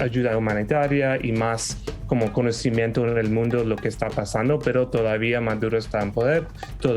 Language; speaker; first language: Spanish; non-native, fluent; English